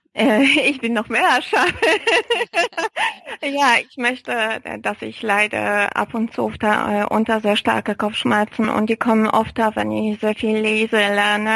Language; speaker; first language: German; non-native, fluent; Polish